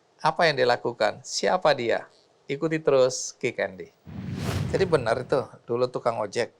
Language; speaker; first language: Indonesian; native; Indonesian